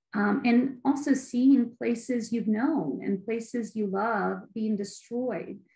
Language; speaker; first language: English; non-native, fluent; Ukrainian